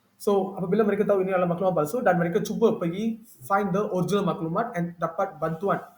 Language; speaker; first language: Malay; non-native, local second language; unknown